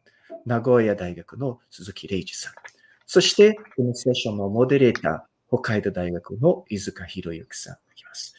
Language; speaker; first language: Japanese; non-native, fluent; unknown